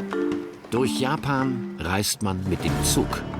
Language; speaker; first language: German; native; German